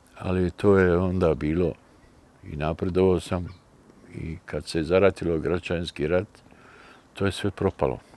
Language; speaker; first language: Bosnian; early bilingual, heritage; Bosnian